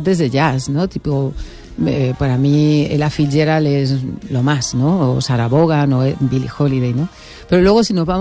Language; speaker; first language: Spanish; native; Spanish